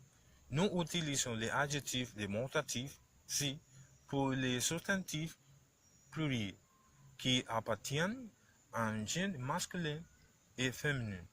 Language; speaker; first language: French; non-native, learner; Spanish